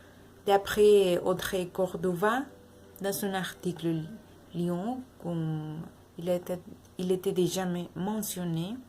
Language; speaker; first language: French; non-native, learner; Spanish